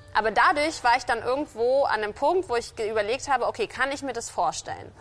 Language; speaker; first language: German; native; German